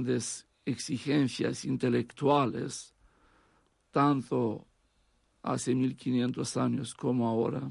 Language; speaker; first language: Spanish; non-native, fluent; Romanian